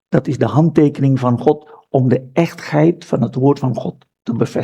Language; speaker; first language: Dutch; non-native, fluent; Indonesian